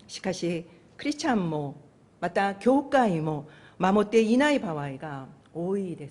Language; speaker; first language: Japanese; non-native, fluent; Korean